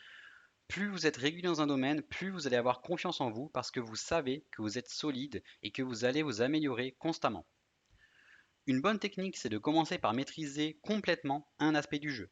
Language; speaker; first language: French; native; French